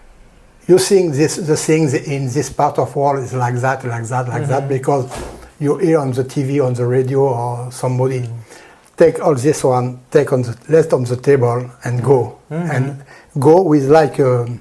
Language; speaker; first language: English; non-native, learner; French